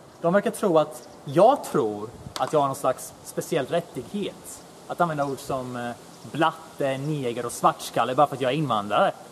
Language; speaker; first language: Swedish; early bilingual, other home language; Bosnian